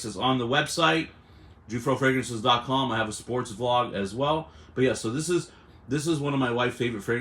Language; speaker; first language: English; native; English